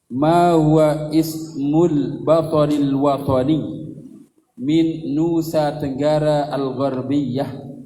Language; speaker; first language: Arabic; non-native, fluent; Indonesian